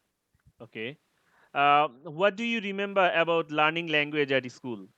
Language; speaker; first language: English; non-native, learner; Bangla